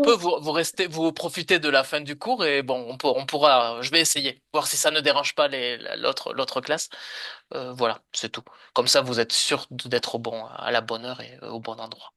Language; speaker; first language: French; native; French